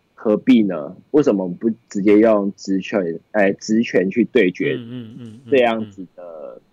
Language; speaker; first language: Chinese; native; Chinese